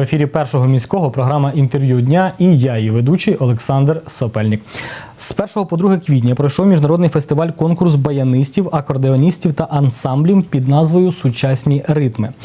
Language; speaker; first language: Ukrainian; native; Ukrainian